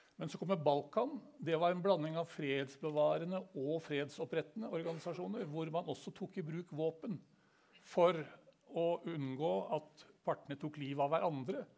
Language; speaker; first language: Norwegian; native; Norwegian